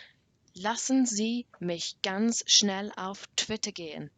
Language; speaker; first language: German; non-native, learner; English